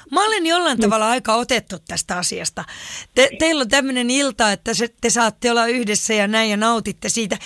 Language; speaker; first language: Finnish; native; Finnish